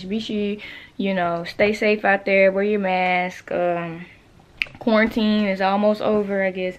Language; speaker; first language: English; native; English